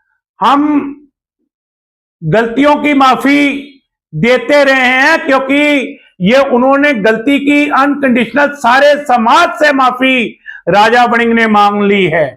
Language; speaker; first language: Hindi; non-native, local second language; Punjabi